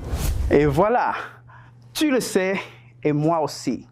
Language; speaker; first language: French; non-native, fluent; Spanish